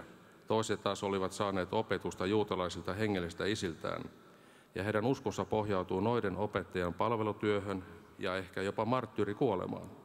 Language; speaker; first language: Finnish; native; Finnish